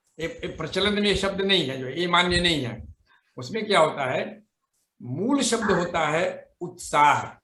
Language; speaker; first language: Hindi; native; Hindi